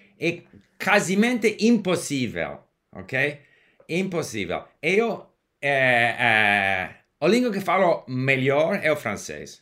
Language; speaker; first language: Portuguese; non-native, learner; English